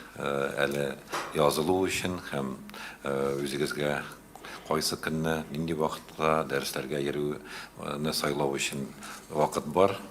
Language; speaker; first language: Tatar; native; Tatar